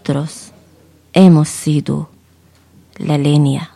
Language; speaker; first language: Spanish; non-native, fluent; Arabic